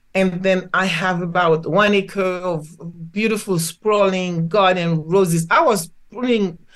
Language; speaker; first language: English; non-native, fluent; Haitian Creole